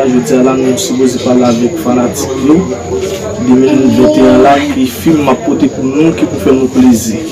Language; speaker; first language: French; non-native, learner; Haitian Creole